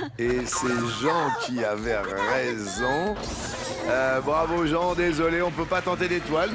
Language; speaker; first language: French; native; French